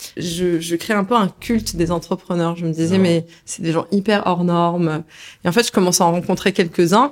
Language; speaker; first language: French; early bilingual, other home language; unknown